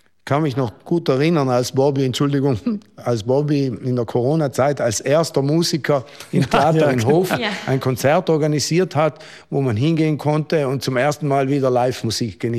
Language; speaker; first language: German; native; German